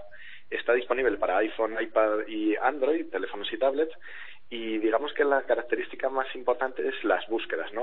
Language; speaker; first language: Spanish; native; Spanish